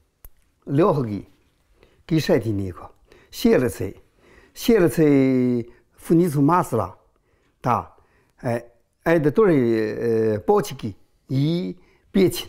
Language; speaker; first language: Russian; non-native, learner; Chinese